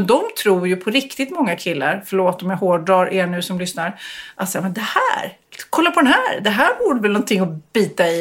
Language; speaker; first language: Swedish; native; Swedish